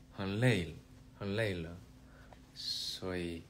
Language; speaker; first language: Chinese; non-native, learner; Korean